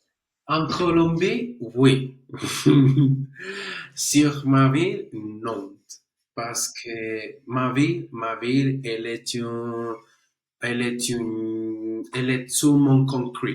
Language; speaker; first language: French; non-native, learner; Spanish